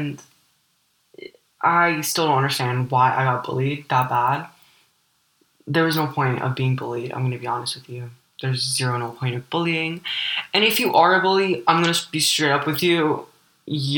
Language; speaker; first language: English; early bilingual, other home language; Ukrainian